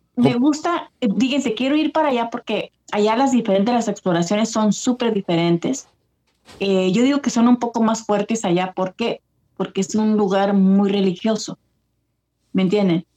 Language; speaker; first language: Spanish; early bilingual, heritage; Spanish